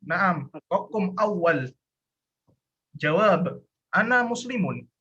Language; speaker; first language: Arabic; non-native, learner; Indonesian